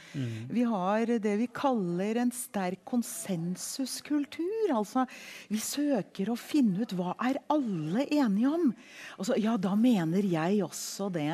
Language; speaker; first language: Norwegian; early bilingual, heritage; Norwegian